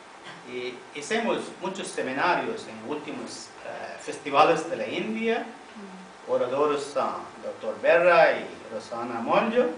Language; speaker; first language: Spanish; non-native, fluent; Tamil